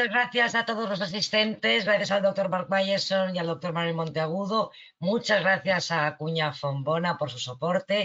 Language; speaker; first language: Spanish; native; Spanish